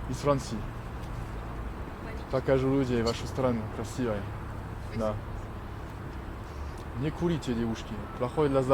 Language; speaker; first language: Russian; non-native, learner; French